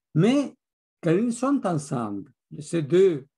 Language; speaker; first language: French; non-native, fluent; Spanish